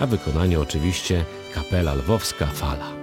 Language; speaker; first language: Polish; native; Polish